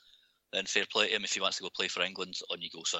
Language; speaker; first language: English; native; English